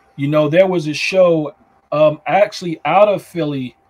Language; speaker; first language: English; native; English